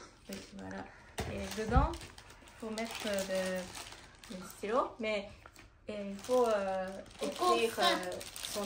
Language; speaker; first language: French; non-native, learner; Japanese